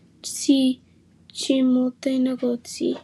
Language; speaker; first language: Italian; non-native, learner; English